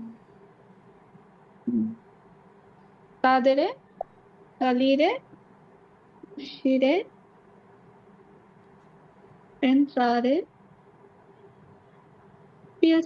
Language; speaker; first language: Italian; non-native, learner; Bangla